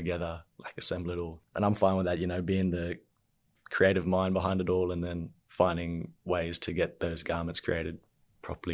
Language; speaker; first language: English; native; English